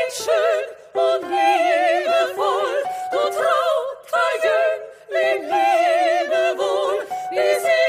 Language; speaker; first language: German; non-native, fluent; Hungarian